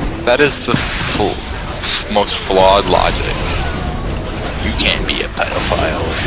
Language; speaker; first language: English; native; English